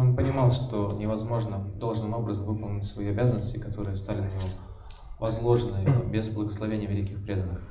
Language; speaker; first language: Russian; native; Russian